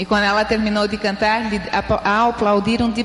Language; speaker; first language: Portuguese; native; Portuguese